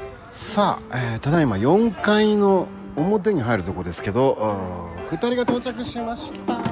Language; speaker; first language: Japanese; native; Japanese